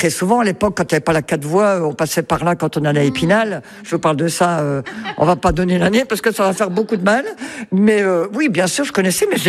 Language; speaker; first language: French; native; French